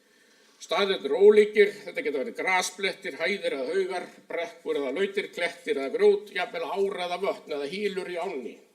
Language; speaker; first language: Icelandic; native; Icelandic